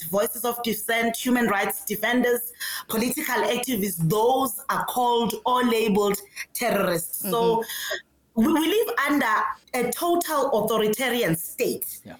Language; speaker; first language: English; non-native, local second language; Swati